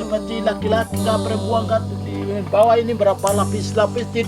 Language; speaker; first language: Indonesian; non-native, local second language; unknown